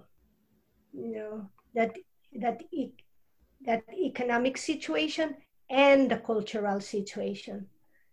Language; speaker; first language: English; non-native, local second language; Bikol